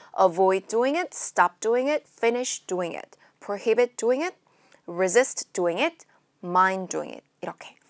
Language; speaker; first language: English; non-native, fluent; Korean